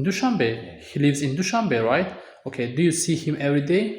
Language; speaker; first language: English; non-native, fluent; Tajik